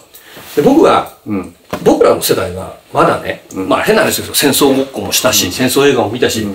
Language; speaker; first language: Japanese; native; Japanese